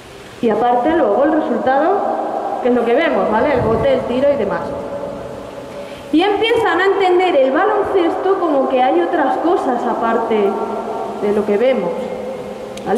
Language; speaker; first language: Spanish; native; Spanish